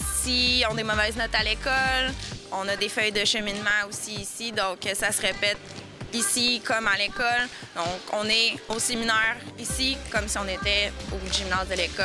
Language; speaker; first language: French; native; French